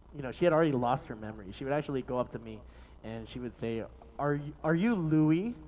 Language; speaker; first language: English; native; English